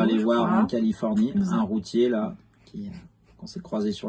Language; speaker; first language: French; native; French